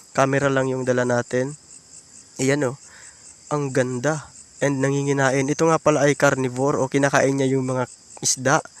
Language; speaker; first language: Filipino; native; Filipino